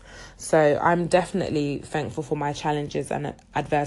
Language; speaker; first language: English; native; English